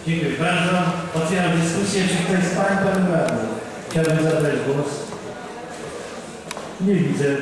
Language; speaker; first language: Polish; native; Polish